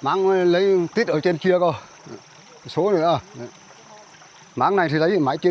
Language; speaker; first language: Vietnamese; native; Vietnamese